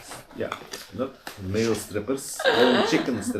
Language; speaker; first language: English; non-native, fluent; Dutch